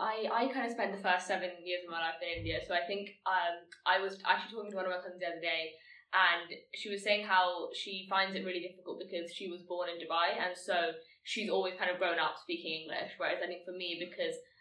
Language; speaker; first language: English; non-native, local second language; Tamil